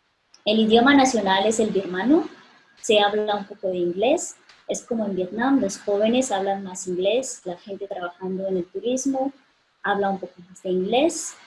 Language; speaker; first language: Spanish; non-native, fluent; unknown